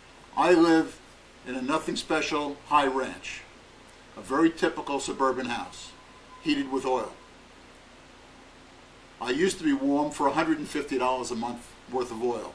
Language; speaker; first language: English; native; English